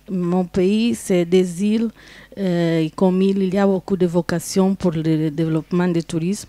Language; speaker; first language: French; non-native, fluent; Portuguese